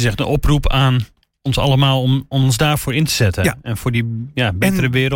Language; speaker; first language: Dutch; native; Dutch